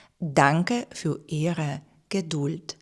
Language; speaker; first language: German; non-native, fluent; Ukrainian